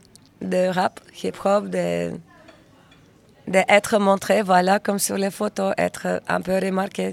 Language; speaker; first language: French; non-native, fluent; Russian